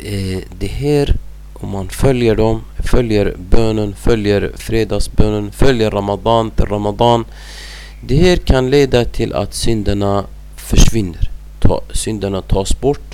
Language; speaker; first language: Swedish; non-native, fluent; Arabic